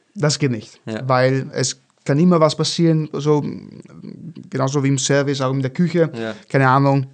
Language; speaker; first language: German; non-native, fluent; Italian